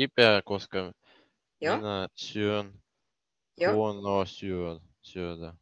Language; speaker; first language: Finnish; non-native, learner; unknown